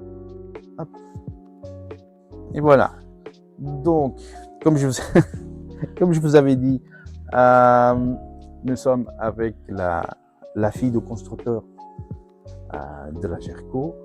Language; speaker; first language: French; non-native, fluent; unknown